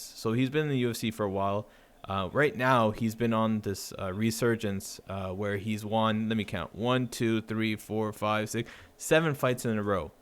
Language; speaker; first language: English; native; English